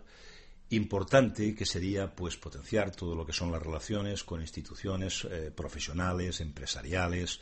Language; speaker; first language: Spanish; native; Spanish